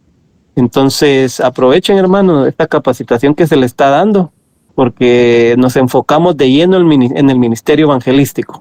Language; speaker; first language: Spanish; native; Spanish